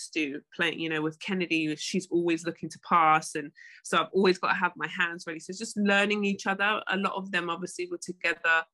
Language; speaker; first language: English; native; English